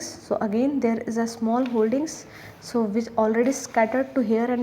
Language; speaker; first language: English; non-native, local second language; Hindi